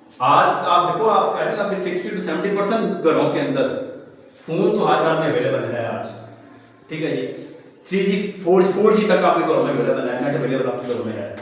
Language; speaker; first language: Urdu; non-native, local second language; Pahari-Potwari